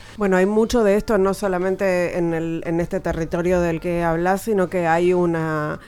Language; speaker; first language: Spanish; native; Spanish